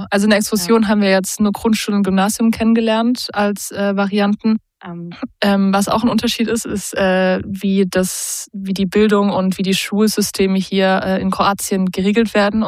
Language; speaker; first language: German; native; German